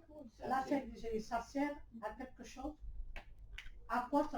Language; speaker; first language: French; non-native, learner; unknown